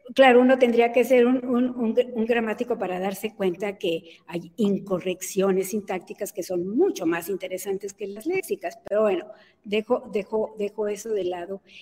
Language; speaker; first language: Spanish; native; Spanish